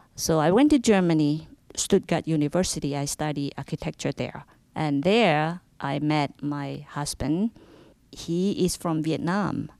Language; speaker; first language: English; non-native, fluent; Indonesian